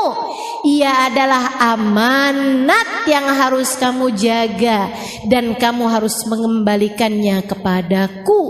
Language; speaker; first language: Indonesian; native; Indonesian